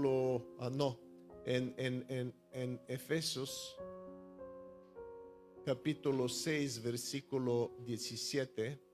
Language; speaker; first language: Spanish; non-native, fluent; Bulgarian